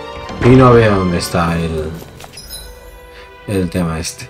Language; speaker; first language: Spanish; native; Spanish